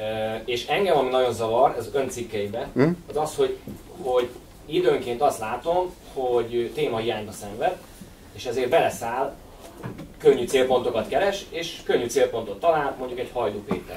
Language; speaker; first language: Hungarian; native; Hungarian